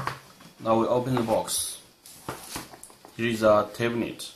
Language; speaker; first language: English; non-native, learner; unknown